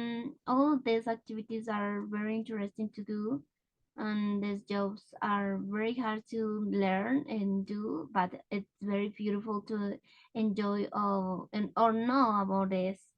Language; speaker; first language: English; non-native, learner; Spanish